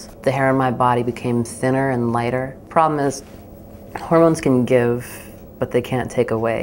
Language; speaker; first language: English; native; English